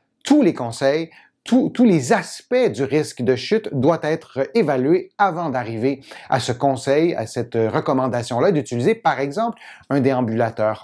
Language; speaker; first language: French; native; French